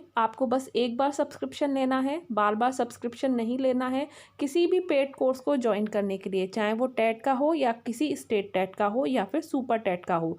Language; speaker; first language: Hindi; native; Hindi